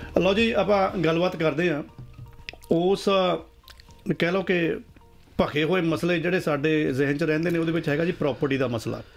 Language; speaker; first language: Punjabi; native; Punjabi